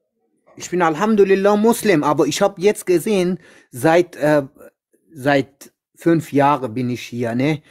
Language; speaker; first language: German; non-native, learner; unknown